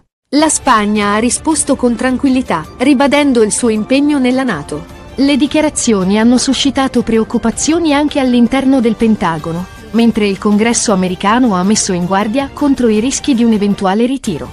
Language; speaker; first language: Italian; native; Italian